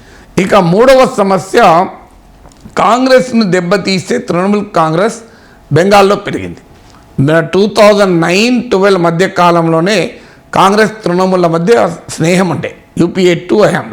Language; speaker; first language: Telugu; native; Telugu